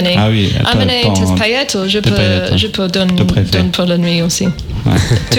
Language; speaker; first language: French; non-native, learner; English